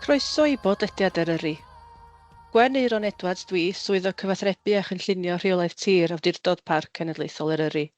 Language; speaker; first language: Welsh; native; Welsh